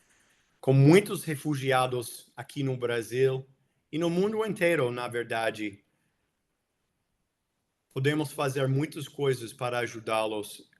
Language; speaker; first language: Portuguese; non-native, fluent; English